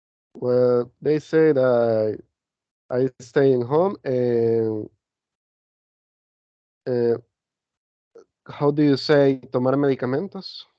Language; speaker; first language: English; non-native, learner; Spanish